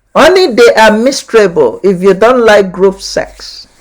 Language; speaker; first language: English; non-native, local second language; Yoruba